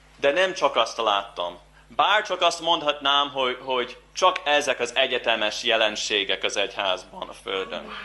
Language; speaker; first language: Hungarian; non-native, fluent; English